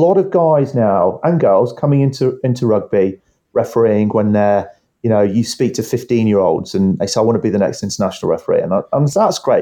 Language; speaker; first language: English; native; English